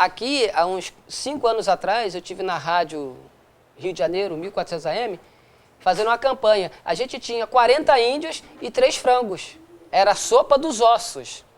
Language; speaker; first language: Portuguese; native; Portuguese